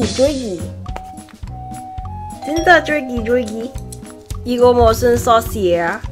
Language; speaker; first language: Korean; non-native, learner; Cantonese